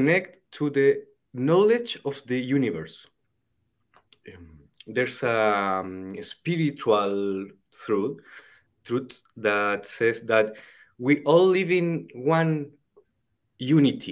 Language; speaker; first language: English; non-native, fluent; Spanish